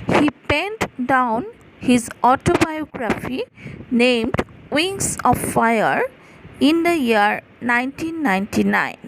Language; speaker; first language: English; non-native, local second language; Assamese